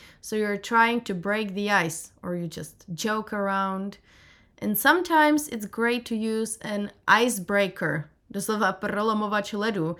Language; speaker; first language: English; non-native, fluent; Czech